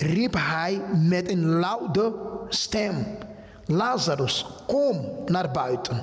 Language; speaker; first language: Dutch; non-native, fluent; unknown